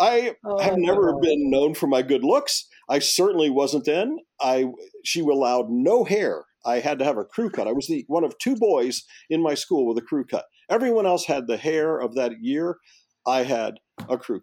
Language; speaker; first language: English; native; English